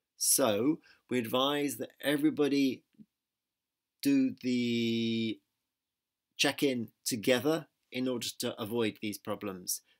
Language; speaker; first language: English; native; English